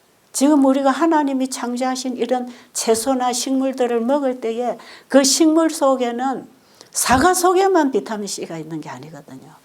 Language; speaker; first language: Korean; native; Korean